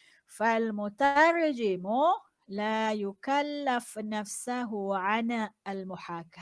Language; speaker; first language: Arabic; non-native, fluent; Malay